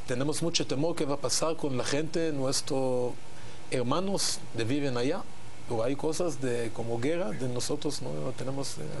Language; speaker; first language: Spanish; non-native, learner; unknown